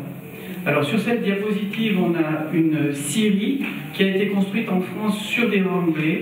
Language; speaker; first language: French; native; French